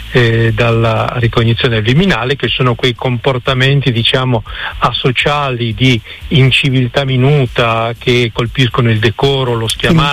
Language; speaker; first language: Italian; native; Italian